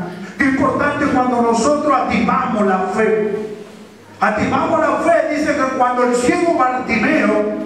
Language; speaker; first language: Spanish; native; Spanish